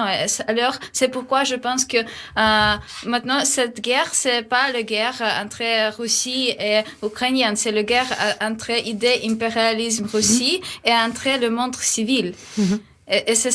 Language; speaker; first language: French; non-native, learner; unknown